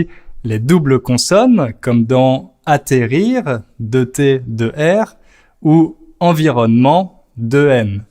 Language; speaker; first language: French; native; French